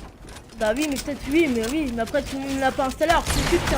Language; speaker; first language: French; native; French